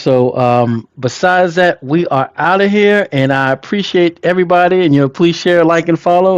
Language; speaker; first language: English; native; English